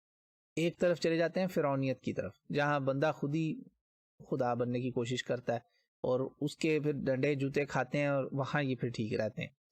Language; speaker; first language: Urdu; native; Urdu